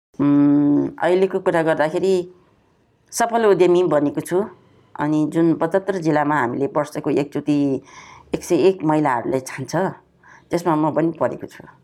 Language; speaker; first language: Nepali; non-native, local second language; Newari